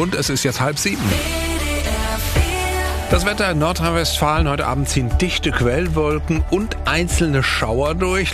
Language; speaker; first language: German; native; German